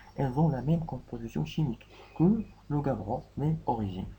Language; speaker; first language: French; non-native, local second language; Arabic